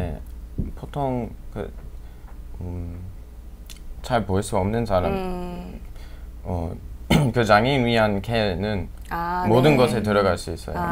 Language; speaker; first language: Korean; non-native, fluent; English